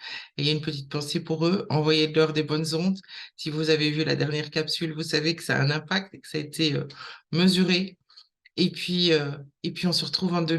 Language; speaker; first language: French; native; French